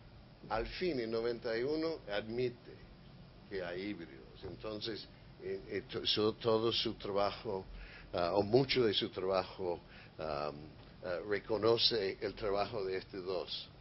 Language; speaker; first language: Spanish; non-native, fluent; English